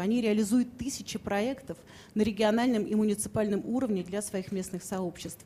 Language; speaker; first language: Russian; native; Russian